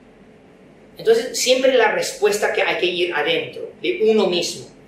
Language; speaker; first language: Spanish; non-native, fluent; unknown